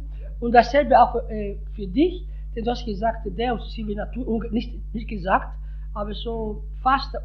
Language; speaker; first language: German; non-native, fluent; Italian